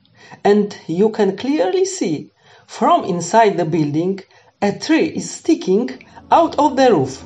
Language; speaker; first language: English; non-native, fluent; Polish